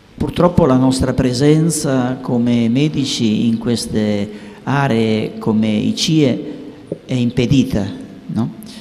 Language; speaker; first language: Italian; native; Italian